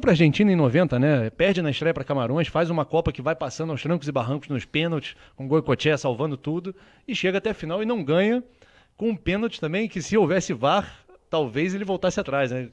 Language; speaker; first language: Portuguese; native; Portuguese